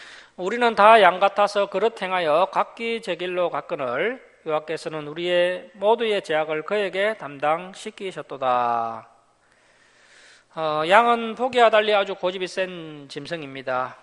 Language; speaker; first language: Korean; native; Korean